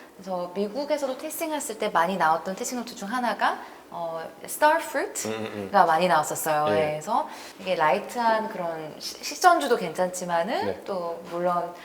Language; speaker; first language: Korean; non-native, fluent; French